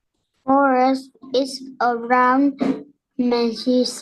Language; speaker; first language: English; non-native, learner; Vietnamese